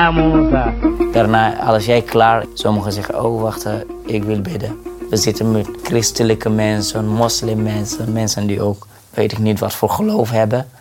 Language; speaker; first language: Dutch; non-native, fluent; Fula